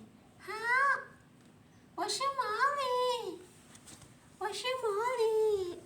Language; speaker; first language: Chinese; non-native, learner; Indonesian